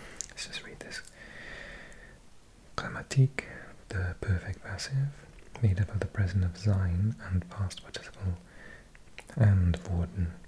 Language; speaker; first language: English; native; English